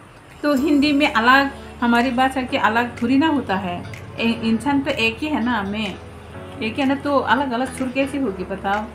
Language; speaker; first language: Hindi; non-native, local second language; Bangla